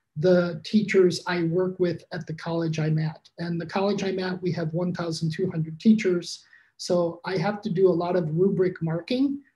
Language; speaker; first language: English; native; English